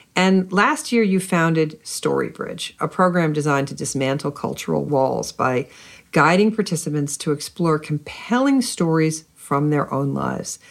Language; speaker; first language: English; native; English